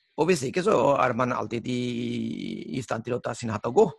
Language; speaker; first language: Norwegian; non-native, fluent; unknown